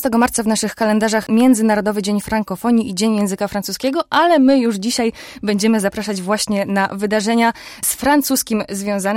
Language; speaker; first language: Polish; native; Polish